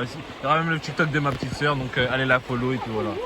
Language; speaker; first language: French; native; French